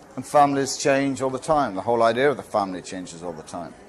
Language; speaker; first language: English; native; English